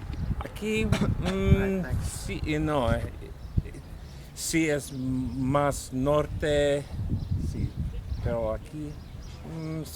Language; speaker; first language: Spanish; non-native, learner; English